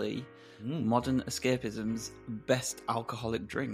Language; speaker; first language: English; native; English